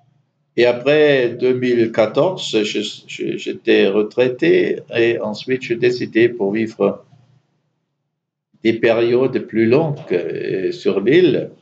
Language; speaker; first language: French; non-native, fluent; German